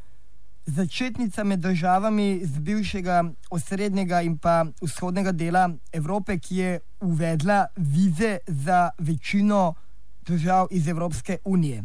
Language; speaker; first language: Slovenian; native; Slovenian